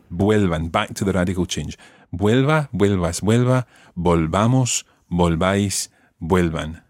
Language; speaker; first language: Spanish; non-native, fluent; English